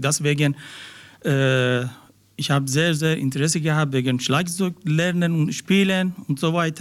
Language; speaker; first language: German; non-native, learner; Persian